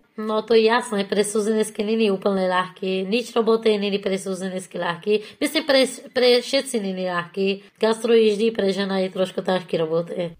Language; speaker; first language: Slovak; non-native, learner; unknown